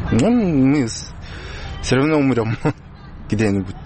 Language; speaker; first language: Russian; non-native, learner; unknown